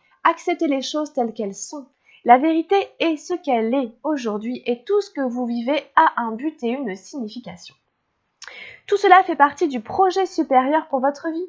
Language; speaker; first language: French; native; French